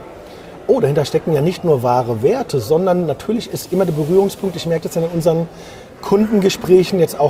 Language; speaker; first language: German; native; German